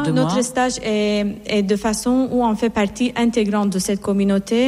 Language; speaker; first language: French; non-native, fluent; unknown